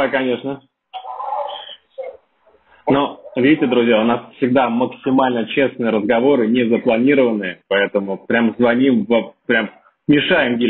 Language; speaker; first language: Russian; native; Russian